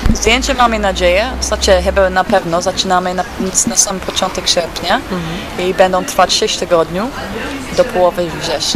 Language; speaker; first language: Polish; non-native, fluent; English